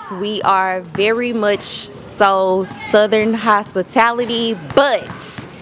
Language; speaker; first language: English; native; English